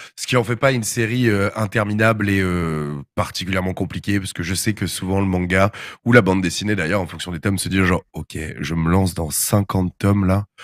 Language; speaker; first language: French; native; French